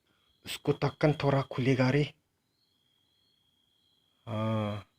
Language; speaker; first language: Hindi; non-native, local second language; Bodo